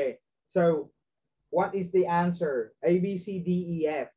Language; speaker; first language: English; non-native, fluent; Vietnamese